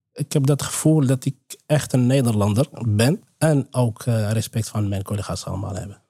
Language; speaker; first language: Dutch; non-native, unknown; Arabic